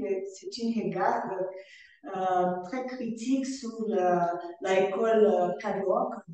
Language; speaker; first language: French; non-native, learner; Portuguese